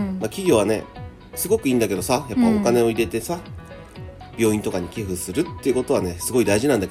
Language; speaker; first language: Japanese; native; Japanese